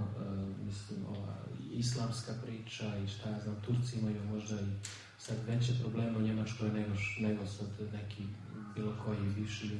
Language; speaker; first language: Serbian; early bilingual, heritage; Serbian